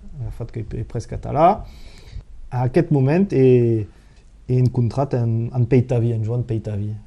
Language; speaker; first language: Catalan; non-native, local second language; French